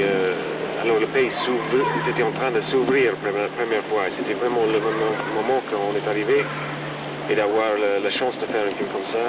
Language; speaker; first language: French; non-native, fluent; English